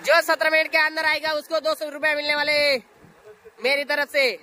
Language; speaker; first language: Hindi; non-native, local second language; Marathi